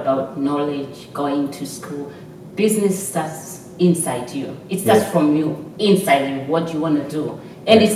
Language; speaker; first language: English; non-native, local second language; Swahili